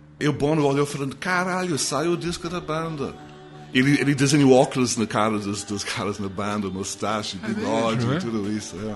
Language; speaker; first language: Portuguese; non-native, fluent; English